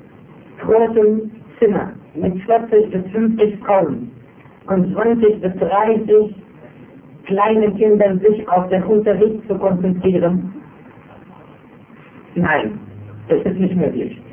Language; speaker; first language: German; non-native, fluent; Arabic